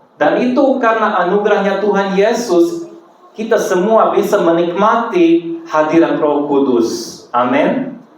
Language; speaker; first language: Indonesian; non-native, fluent; Serbian